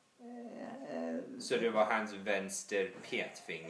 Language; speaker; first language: Swedish; early bilingual, heritage; English